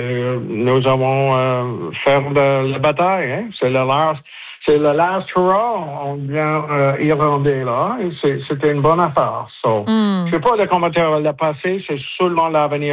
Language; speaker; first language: French; non-native, learner; English